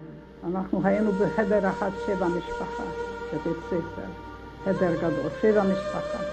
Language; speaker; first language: Hebrew; non-native, learner; Hungarian